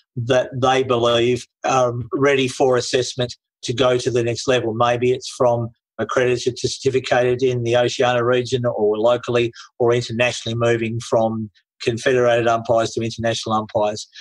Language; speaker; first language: English; native; English